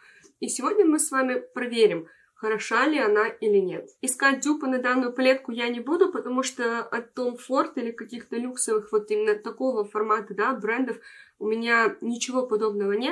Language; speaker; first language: Russian; native; Russian